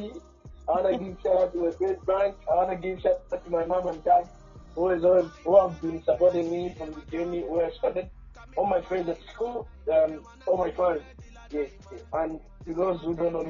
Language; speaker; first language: English; non-native, local second language; Nyanja